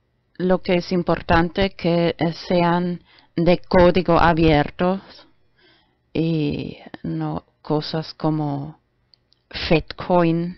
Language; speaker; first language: Spanish; non-native, learner; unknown